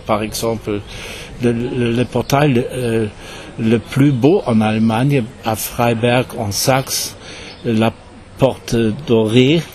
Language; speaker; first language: French; non-native, fluent; German